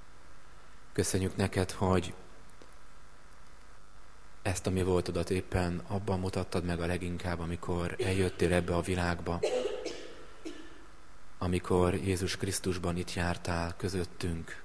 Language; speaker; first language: Hungarian; native; Hungarian